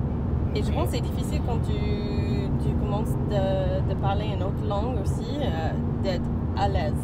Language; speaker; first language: French; non-native, learner; English